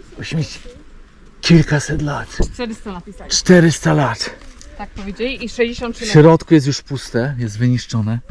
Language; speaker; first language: Polish; native; Polish